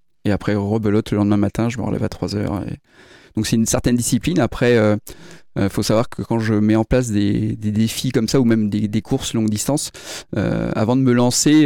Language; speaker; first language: French; native; French